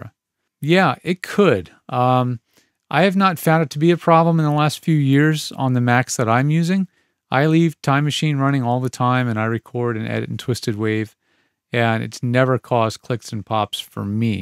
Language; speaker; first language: English; native; English